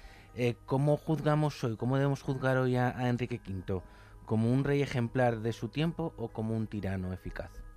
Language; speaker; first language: Spanish; native; Spanish